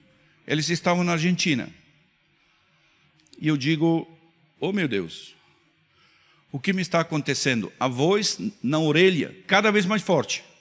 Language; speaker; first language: Portuguese; non-native, fluent; Spanish